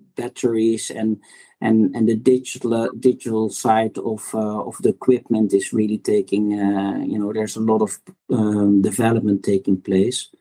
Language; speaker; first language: English; non-native, fluent; Dutch